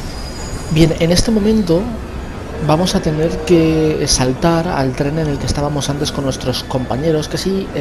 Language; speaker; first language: Spanish; native; Spanish